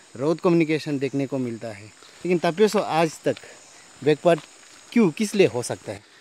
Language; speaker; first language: Hindi; non-native, local second language; Nyishi